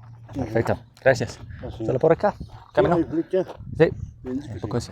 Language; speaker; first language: Spanish; non-native, learner; English